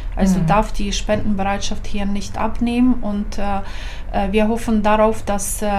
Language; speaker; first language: German; non-native, fluent; Ukrainian